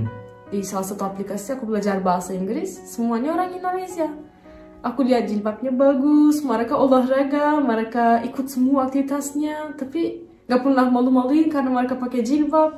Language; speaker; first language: Indonesian; non-native, fluent; Turkish